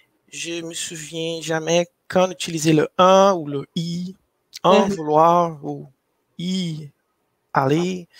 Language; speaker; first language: French; non-native, fluent; Portuguese